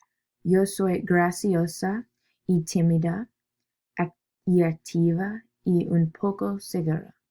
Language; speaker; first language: Spanish; non-native, learner; English